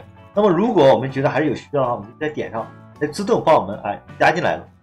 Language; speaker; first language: Chinese; native; Chinese